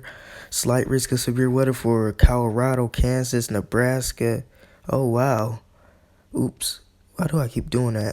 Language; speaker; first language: English; native; English